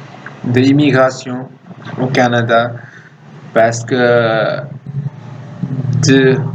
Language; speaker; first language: French; non-native, fluent; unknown